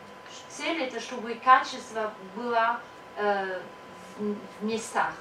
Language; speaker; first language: Russian; non-native, fluent; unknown